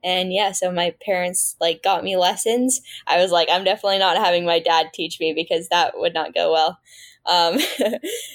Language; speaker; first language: English; native; English